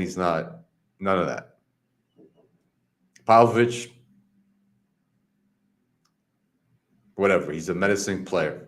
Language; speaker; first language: English; native; English